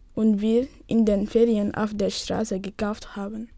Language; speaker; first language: German; non-native, learner; Wolof